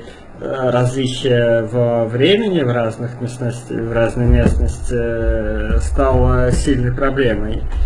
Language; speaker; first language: Russian; native; Russian